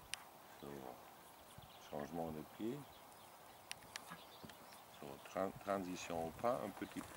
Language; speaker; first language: French; non-native, learner; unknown